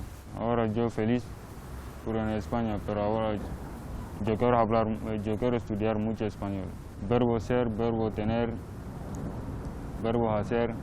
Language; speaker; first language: Spanish; non-native, learner; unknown